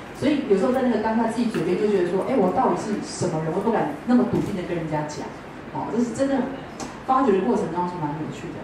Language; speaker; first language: Chinese; native; Chinese